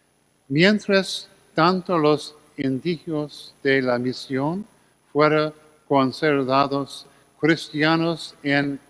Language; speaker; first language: Spanish; non-native, learner; English